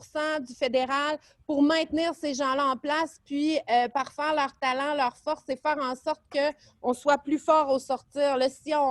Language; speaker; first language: French; native; French